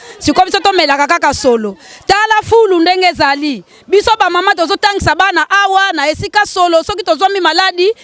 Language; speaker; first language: Lingala; non-native, local second language; Kongo